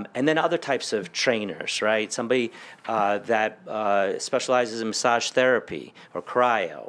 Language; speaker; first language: English; early bilingual, other home language; Spanish